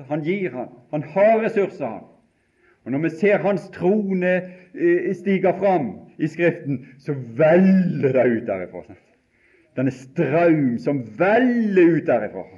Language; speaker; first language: Norwegian; native; Norwegian